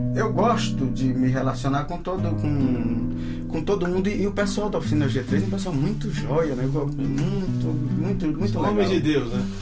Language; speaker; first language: Portuguese; native; Portuguese